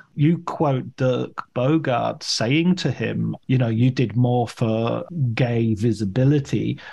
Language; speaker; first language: English; native; English